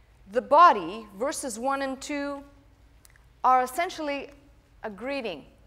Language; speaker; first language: English; native; English